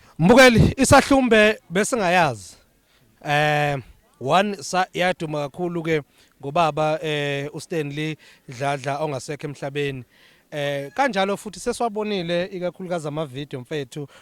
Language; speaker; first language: Zulu; native; Zulu